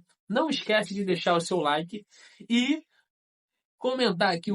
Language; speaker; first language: Portuguese; native; Portuguese